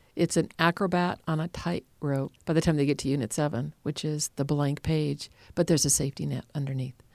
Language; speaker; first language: English; native; English